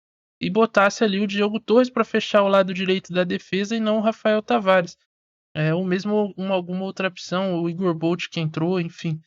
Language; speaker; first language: Portuguese; native; Portuguese